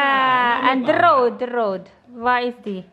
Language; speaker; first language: Dutch; non-native, learner; Filipino